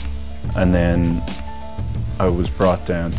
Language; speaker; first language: English; native; English